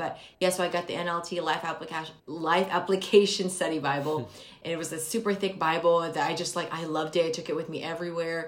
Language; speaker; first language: English; early bilingual, other home language; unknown